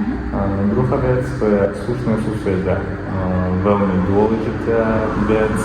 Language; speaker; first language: Slovak; non-native, learner; Kazakh